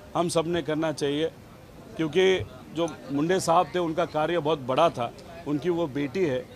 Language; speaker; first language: Hindi; non-native, local second language; Marathi